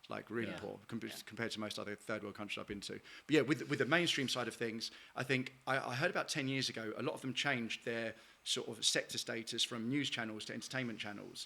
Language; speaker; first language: English; native; English